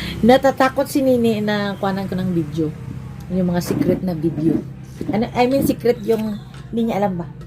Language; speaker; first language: Filipino; native; Filipino